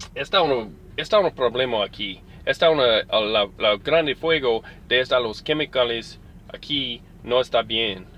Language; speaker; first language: Spanish; non-native, learner; English